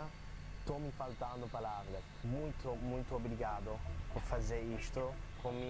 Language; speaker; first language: Portuguese; non-native, learner; English